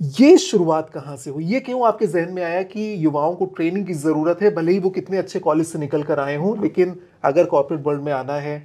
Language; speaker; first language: Hindi; native; Hindi